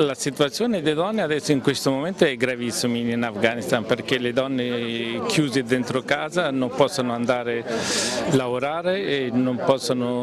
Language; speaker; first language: Italian; non-native, fluent; Persian